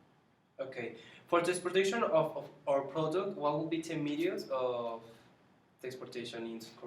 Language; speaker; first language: English; non-native, learner; Spanish